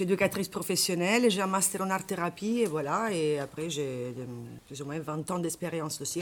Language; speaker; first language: French; non-native, fluent; Italian